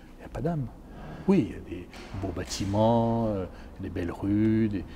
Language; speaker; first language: French; native; French